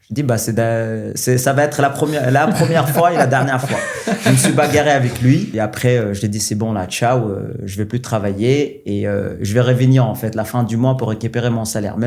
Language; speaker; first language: French; non-native, local second language; Arabic